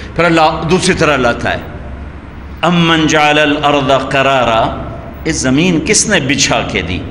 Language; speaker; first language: Urdu; non-native, local second language; Punjabi